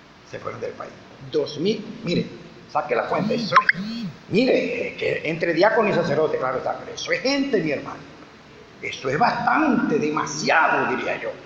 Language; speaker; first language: Spanish; native; Spanish